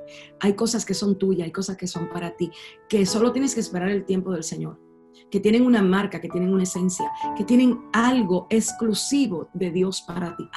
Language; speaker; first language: Spanish; native; Spanish